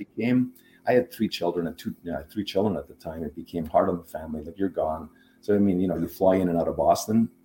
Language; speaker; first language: English; non-native, fluent; German